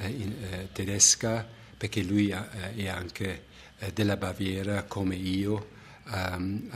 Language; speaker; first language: Italian; non-native, fluent; German